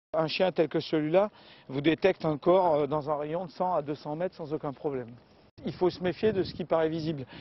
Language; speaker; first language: French; native; French